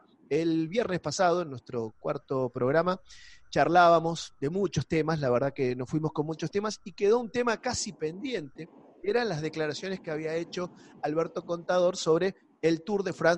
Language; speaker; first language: Spanish; native; Spanish